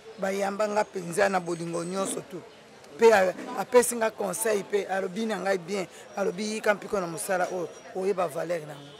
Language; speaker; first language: Lingala; native; Lingala